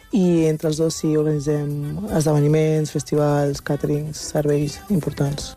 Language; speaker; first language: Catalan; early bilingual, other home language; Wolof